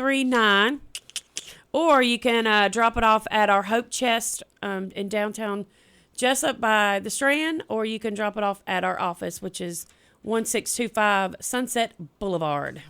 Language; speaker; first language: English; native; English